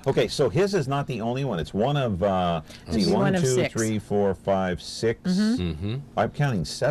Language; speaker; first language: English; native; English